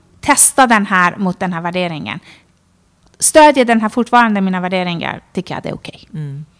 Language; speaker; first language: Swedish; non-native, fluent; Persian